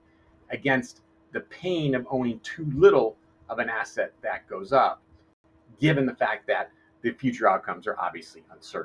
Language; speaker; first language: English; native; English